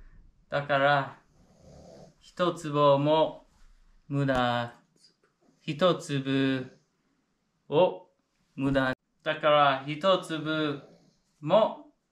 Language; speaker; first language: Japanese; non-native, fluent; English